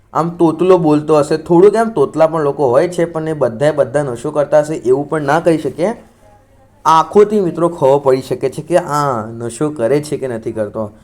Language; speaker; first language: Gujarati; non-native, local second language; Marathi